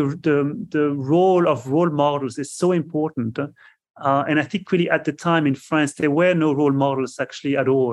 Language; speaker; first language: English; non-native, fluent; French